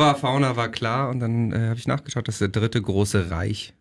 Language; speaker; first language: German; native; German